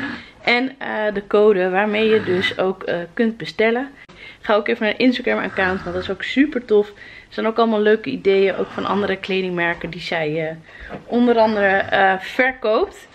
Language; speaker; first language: Dutch; native; Dutch